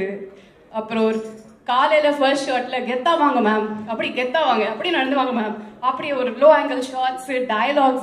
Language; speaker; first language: Tamil; non-native, fluent; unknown